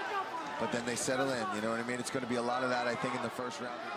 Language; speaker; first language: English; native; English